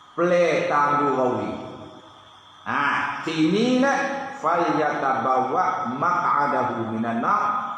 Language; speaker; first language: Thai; non-native, local second language; Pattani Malay